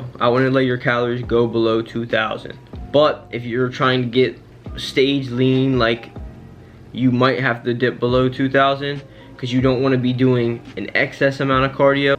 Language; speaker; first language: English; native; English